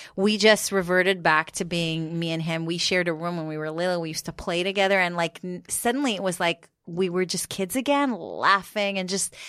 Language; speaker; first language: English; non-native, fluent; Hebrew